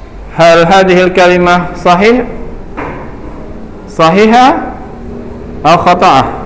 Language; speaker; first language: Arabic; non-native, fluent; Indonesian